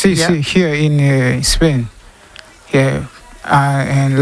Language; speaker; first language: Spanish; non-native, learner; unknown